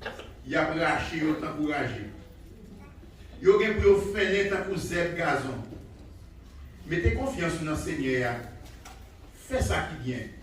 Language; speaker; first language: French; non-native, local second language; Haitian Creole